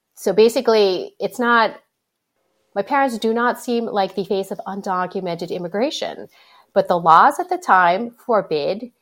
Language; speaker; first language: English; native; English